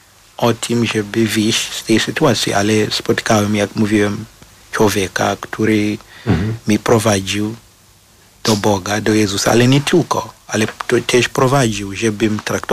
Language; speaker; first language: Polish; non-native, fluent; Shona